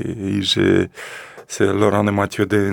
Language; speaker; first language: French; non-native, learner; Russian